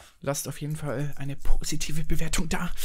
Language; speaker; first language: German; native; German